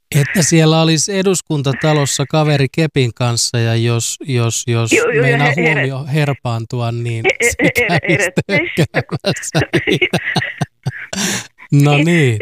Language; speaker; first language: Finnish; native; Finnish